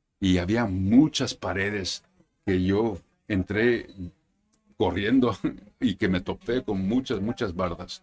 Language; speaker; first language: Spanish; early bilingual, heritage; Spanish